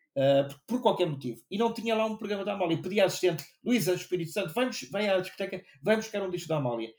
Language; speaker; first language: Portuguese; native; Portuguese